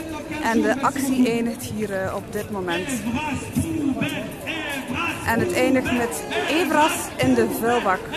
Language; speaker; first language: Dutch; native; Dutch